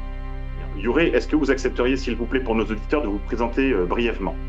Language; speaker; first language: French; native; French